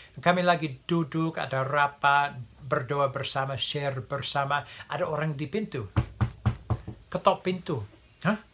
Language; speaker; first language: Indonesian; non-native, fluent; English